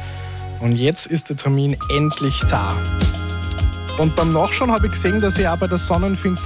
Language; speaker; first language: German; native; German